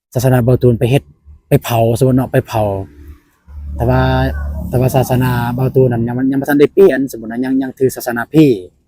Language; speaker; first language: Lao; non-native, local second language; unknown